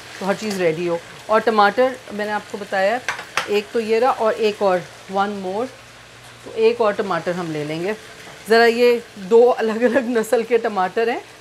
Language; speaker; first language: Urdu; native; Urdu